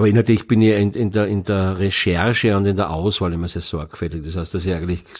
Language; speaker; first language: German; native; German